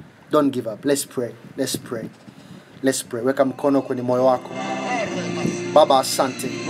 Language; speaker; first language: English; non-native, local second language; Swahili